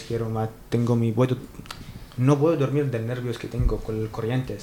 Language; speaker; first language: Spanish; non-native, learner; Arabic